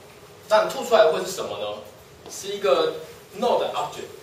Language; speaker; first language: Chinese; native; Chinese